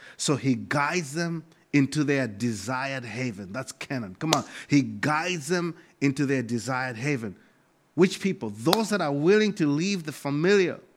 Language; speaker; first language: English; non-native, local second language; Nyanja